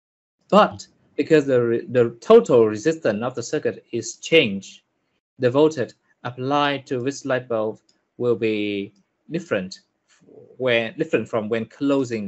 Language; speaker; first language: English; non-native, fluent; Vietnamese